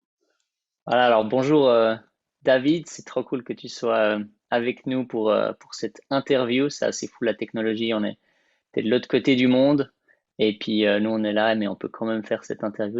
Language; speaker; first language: French; native; French